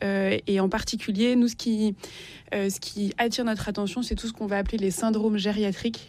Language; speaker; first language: French; native; French